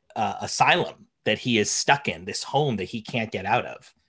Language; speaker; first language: English; native; English